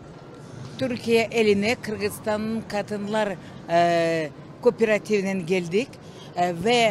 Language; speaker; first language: Turkish; non-native, learner; Kyrgyz